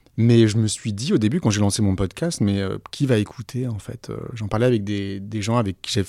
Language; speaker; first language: French; native; French